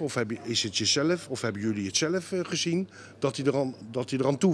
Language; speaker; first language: Dutch; native; Dutch